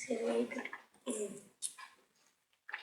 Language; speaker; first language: Basque; non-native, local second language; Spanish